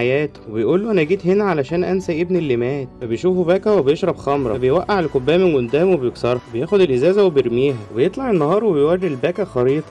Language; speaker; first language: Arabic; native; Arabic